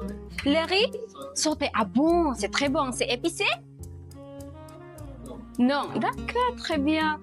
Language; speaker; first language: French; non-native, fluent; Indonesian